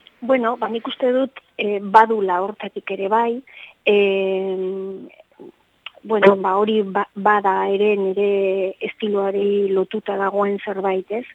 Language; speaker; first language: Basque; native; Basque